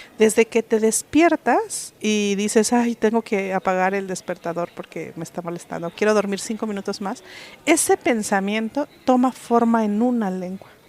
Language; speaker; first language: Spanish; non-native, local second language; Mixtepec Mixtec